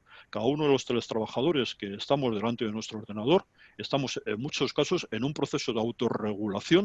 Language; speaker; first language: Spanish; native; Spanish